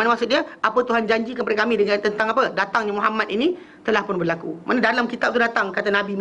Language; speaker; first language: Malay; native; Malay